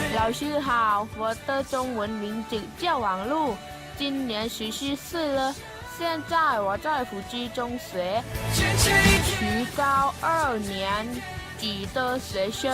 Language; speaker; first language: Chinese; non-native, learner; Thai